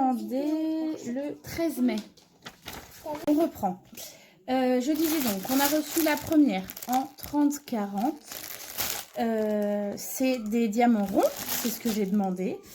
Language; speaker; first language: French; native; French